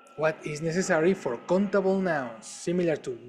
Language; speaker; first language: English; non-native, fluent; Spanish